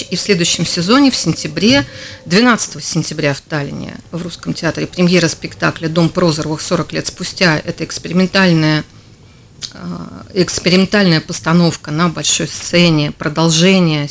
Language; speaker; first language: Russian; native; Russian